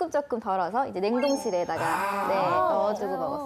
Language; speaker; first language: Korean; native; Korean